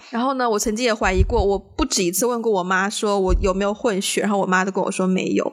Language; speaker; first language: Chinese; native; Chinese